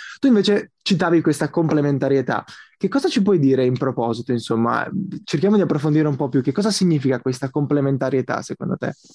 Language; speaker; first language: Italian; native; Italian